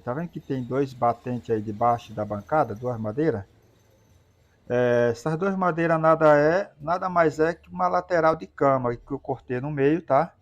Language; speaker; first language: Portuguese; native; Portuguese